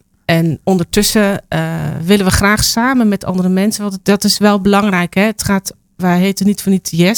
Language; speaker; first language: Dutch; native; Dutch